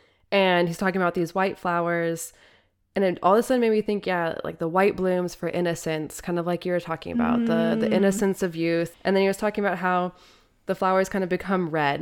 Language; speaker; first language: English; native; English